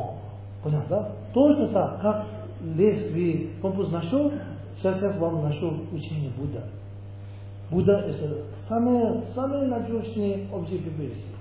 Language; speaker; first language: Russian; non-native, learner; Tibetan